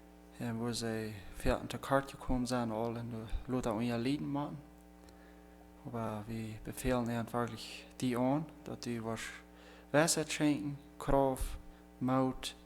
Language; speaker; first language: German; non-native, learner; Plautdietsch